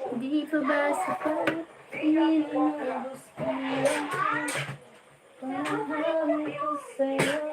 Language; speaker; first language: Filipino; non-native, local second language; Bikol